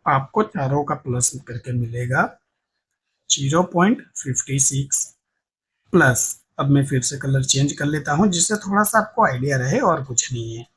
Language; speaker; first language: Hindi; non-native, local second language; Gujarati